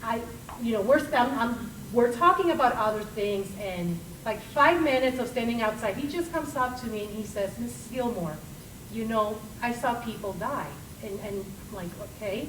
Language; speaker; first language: English; early bilingual, other home language; Spanish